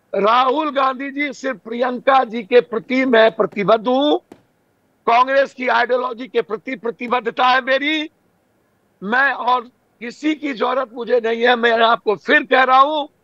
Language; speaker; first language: Hindi; native; Hindi